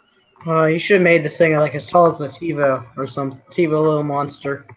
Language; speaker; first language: English; native; English